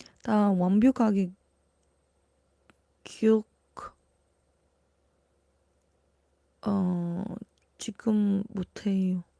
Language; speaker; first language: Korean; non-native, learner; Filipino